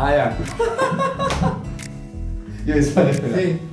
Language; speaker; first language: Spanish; non-native, fluent; Korean